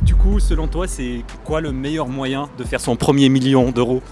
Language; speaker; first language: French; native; French